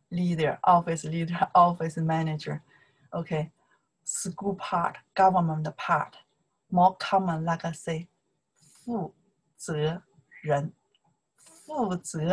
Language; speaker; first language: English; non-native, learner; Chinese